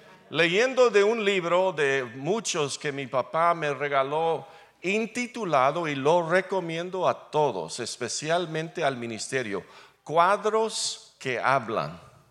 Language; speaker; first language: Spanish; non-native, fluent; English